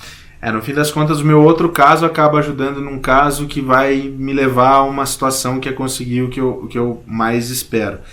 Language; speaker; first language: Portuguese; native; Portuguese